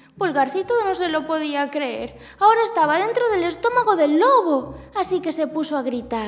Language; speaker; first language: Spanish; native; Spanish